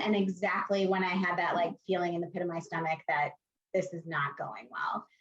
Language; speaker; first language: English; native; English